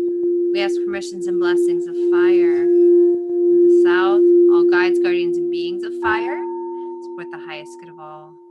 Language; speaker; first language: English; native; English